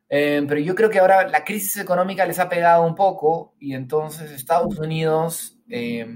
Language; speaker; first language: Spanish; native; Spanish